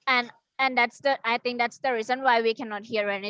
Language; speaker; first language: English; non-native, fluent; Thai